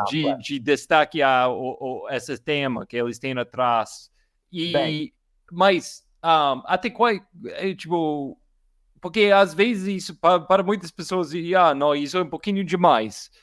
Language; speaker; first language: Portuguese; non-native, learner; English